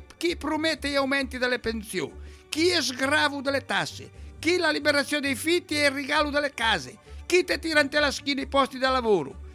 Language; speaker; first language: Italian; native; Italian